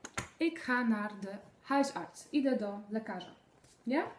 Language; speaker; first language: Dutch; non-native, fluent; Polish